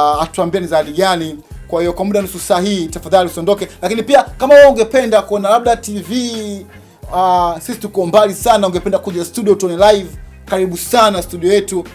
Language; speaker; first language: Swahili; native; Swahili